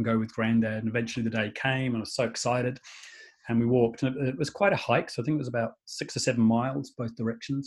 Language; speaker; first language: English; native; English